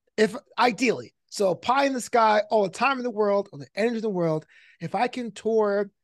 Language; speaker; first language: English; native; English